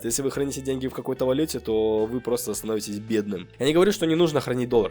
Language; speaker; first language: Russian; native; Russian